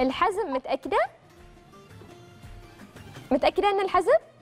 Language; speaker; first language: Arabic; native; Arabic